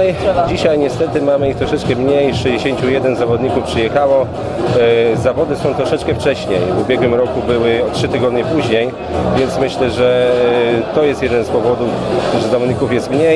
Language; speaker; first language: Polish; native; Polish